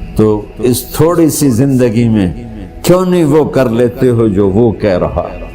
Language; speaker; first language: Urdu; non-native, local second language; Punjabi